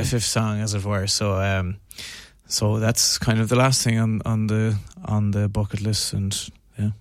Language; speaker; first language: English; native; English